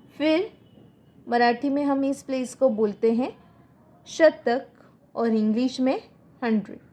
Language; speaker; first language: Hindi; non-native, local second language; Marathi